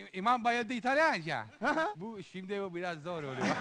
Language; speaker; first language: Turkish; non-native, fluent; Italian